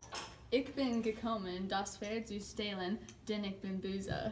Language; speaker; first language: German; non-native, learner; English